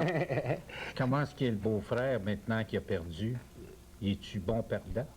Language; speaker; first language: French; native; French